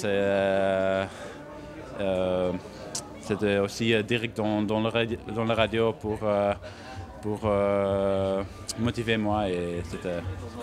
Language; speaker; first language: French; non-native, local second language; Dutch